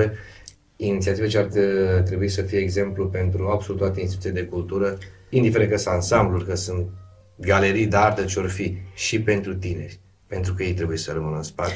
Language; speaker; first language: Romanian; native; Romanian